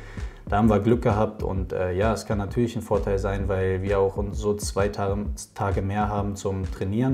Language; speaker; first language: German; native; German